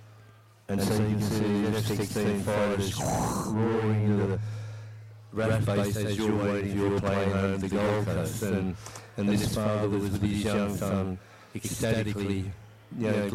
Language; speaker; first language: English; native; English